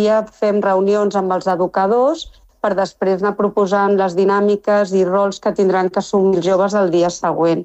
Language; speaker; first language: Catalan; non-native, local second language; Spanish